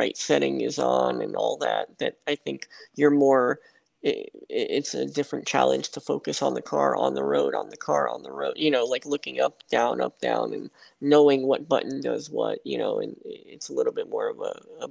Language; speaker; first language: English; native; English